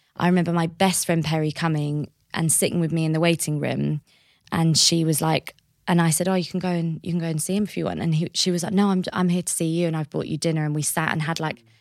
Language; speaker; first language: English; native; English